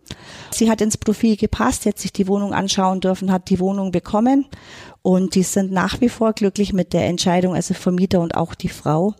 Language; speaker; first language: German; native; German